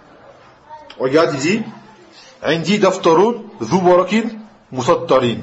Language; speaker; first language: Arabic; non-native, fluent; French